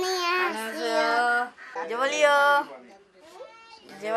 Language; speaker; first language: Korean; non-native, learner; Bangla